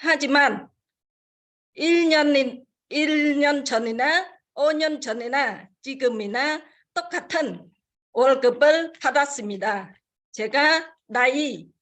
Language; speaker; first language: Korean; non-native, fluent; Khmer